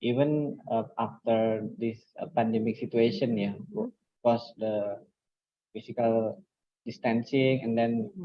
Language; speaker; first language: English; non-native, learner; Indonesian